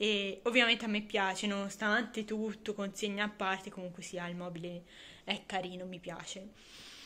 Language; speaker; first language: Italian; native; Italian